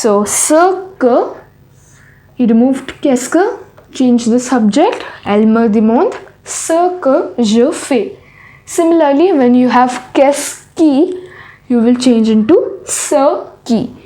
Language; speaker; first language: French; non-native, fluent; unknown